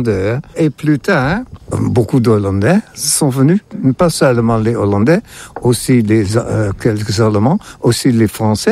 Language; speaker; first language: French; non-native, fluent; Dutch